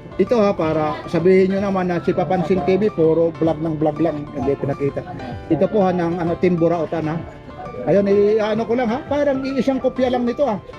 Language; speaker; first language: Filipino; non-native, local second language; Waray